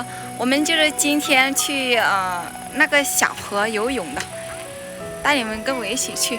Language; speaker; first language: Chinese; non-native, learner; Vietnamese